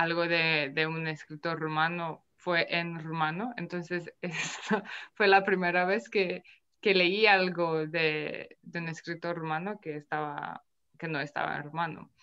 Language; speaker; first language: Spanish; non-native, fluent; Romanian